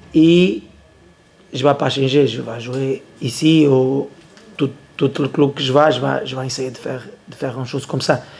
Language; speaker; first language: French; non-native, learner; Portuguese